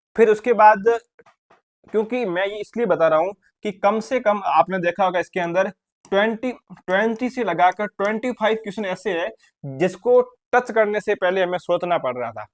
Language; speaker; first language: Hindi; native; Hindi